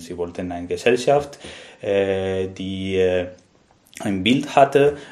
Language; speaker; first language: German; non-native, fluent; Spanish